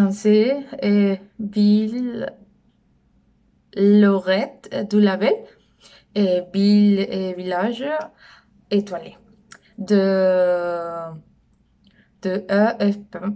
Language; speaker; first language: French; non-native, learner; Spanish